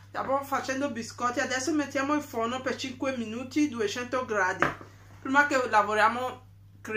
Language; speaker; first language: Italian; non-native, learner; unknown